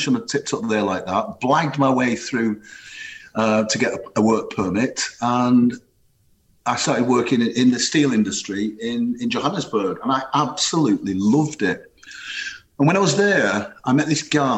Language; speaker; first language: English; native; English